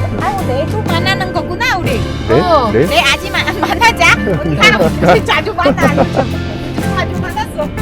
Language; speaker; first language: Korean; non-native, fluent; Vietnamese